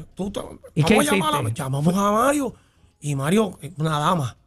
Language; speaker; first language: Spanish; native; Spanish